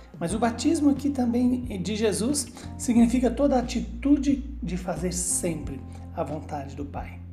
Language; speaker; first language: Portuguese; native; Portuguese